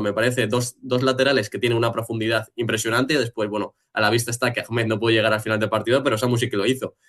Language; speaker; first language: Spanish; native; Spanish